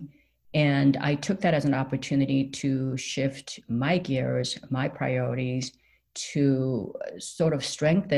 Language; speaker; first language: English; non-native, fluent; Korean